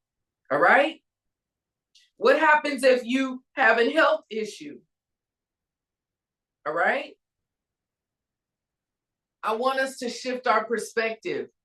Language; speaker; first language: English; native; English